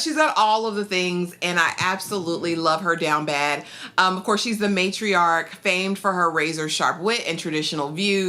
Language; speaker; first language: English; native; English